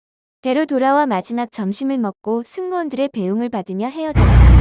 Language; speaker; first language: Korean; native; Korean